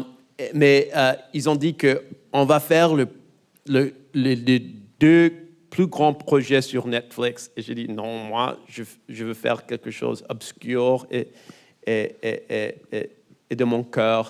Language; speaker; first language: French; non-native, learner; English